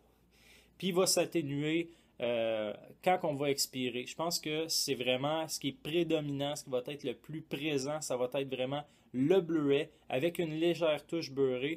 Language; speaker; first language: French; native; French